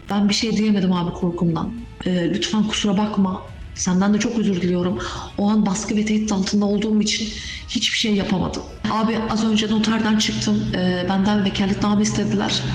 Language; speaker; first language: Turkish; native; Turkish